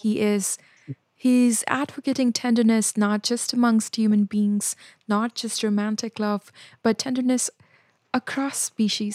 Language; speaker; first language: English; non-native, local second language; Hindi